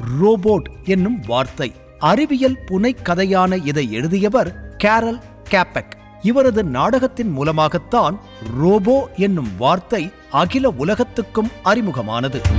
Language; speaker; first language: Tamil; native; Tamil